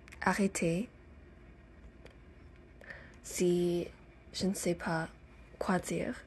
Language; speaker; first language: French; non-native, learner; English